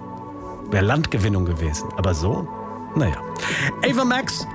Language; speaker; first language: German; native; German